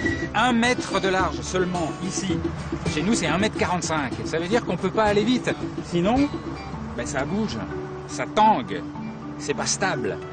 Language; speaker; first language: French; native; French